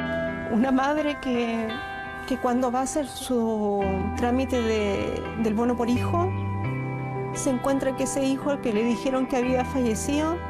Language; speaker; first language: Spanish; native; Spanish